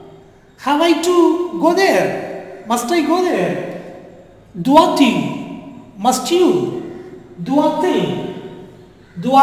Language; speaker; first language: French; non-native, learner; Tamil